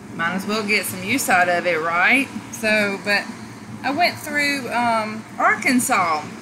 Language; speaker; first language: English; native; English